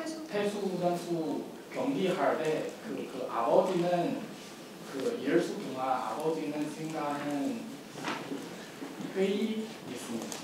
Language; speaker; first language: Korean; non-native, learner; Chinese